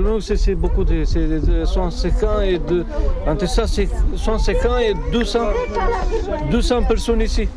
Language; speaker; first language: French; non-native, learner; Romanian